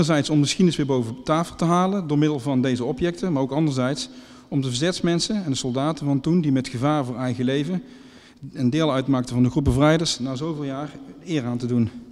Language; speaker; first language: Dutch; native; Dutch